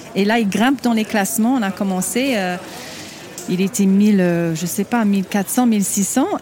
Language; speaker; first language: French; non-native, fluent; English